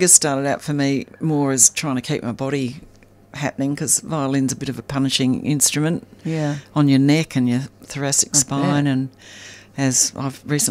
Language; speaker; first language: English; native; English